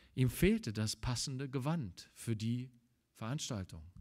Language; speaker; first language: German; native; German